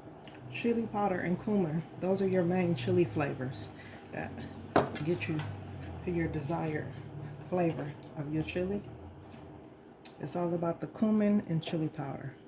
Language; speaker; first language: English; native; English